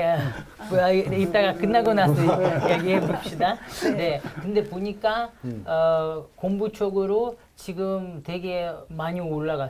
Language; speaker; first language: Korean; non-native, fluent; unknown